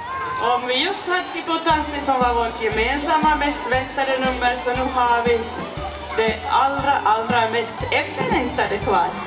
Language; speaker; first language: Swedish; native; Swedish